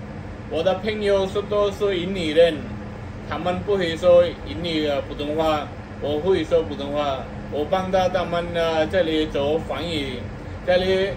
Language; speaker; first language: Chinese; non-native, learner; Telugu